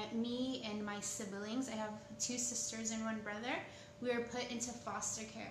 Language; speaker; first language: English; early bilingual, other home language; Spanish